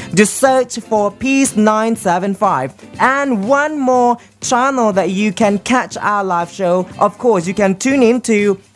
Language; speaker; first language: English; non-native, fluent; Thai